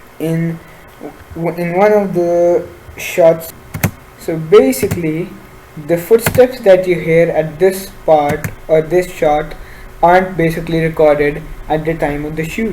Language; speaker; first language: English; non-native, local second language; Urdu